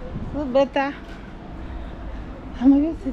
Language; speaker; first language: English; non-native, learner; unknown